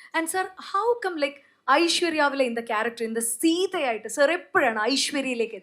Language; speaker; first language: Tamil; non-native, learner; Malayalam